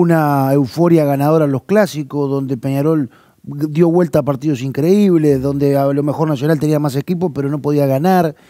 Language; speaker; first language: Spanish; native; Spanish